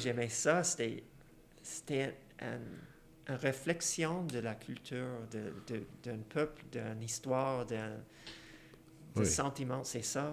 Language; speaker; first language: French; non-native, fluent; Persian